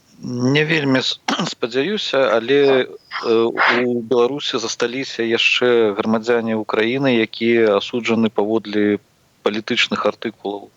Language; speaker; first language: Belarusian; native; Belarusian